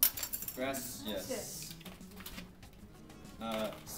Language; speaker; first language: Spanish; non-native, learner; English